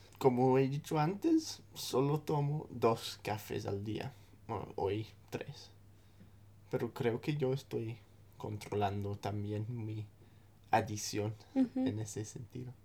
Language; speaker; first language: Spanish; non-native, fluent; English